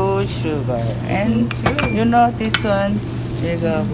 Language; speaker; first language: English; non-native, learner; Korean